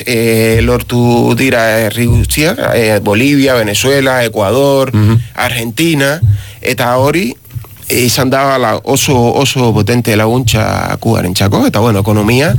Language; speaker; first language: Basque; non-native, learner; Spanish